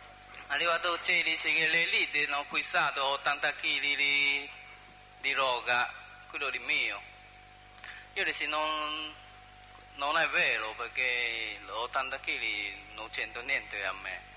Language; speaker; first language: Italian; non-native, learner; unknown